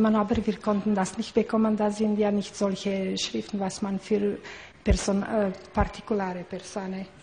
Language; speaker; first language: German; non-native, learner; Hungarian